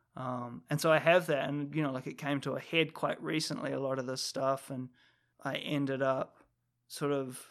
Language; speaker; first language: English; native; English